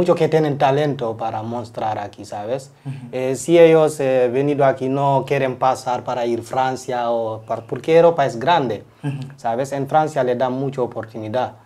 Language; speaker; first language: Spanish; non-native, learner; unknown